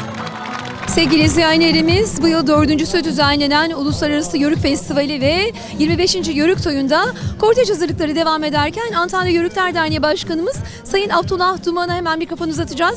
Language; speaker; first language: Turkish; native; Turkish